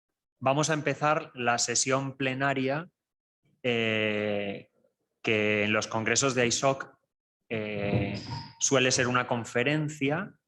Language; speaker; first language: Spanish; native; Spanish